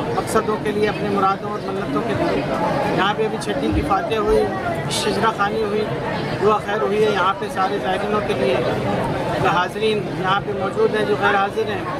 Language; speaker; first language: Urdu; native; Urdu